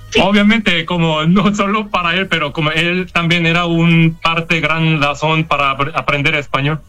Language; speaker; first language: Spanish; non-native, learner; Korean